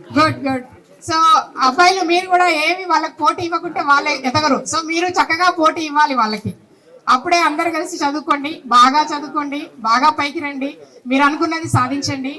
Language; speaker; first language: Telugu; native; Telugu